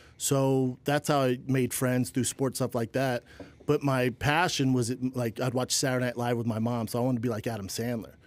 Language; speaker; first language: English; native; English